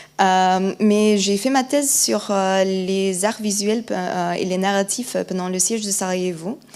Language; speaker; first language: French; non-native, fluent; Polish